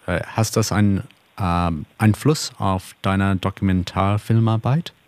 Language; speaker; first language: German; non-native, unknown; English